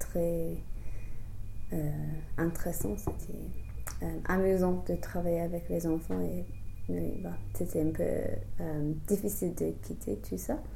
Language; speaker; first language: French; non-native, fluent; English